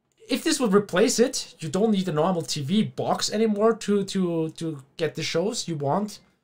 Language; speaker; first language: English; non-native, fluent; German